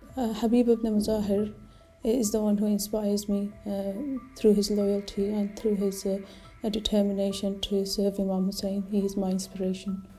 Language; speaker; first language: English; native; English